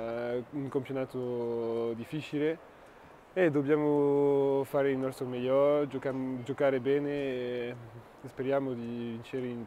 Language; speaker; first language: Italian; non-native, fluent; French